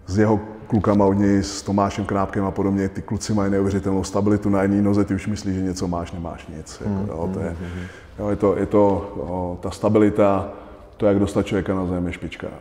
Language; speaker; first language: Czech; native; Czech